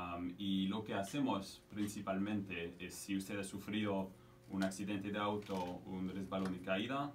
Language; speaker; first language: Spanish; non-native, fluent; French